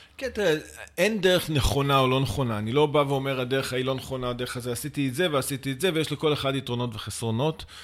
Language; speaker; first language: Hebrew; native; Hebrew